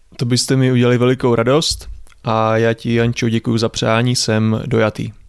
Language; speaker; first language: Czech; native; Czech